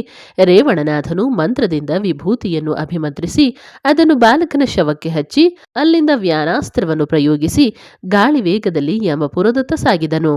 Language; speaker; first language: Kannada; native; Kannada